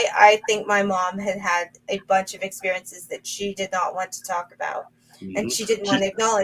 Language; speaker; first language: English; native; English